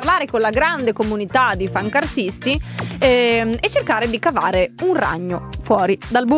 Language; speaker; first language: Italian; native; Italian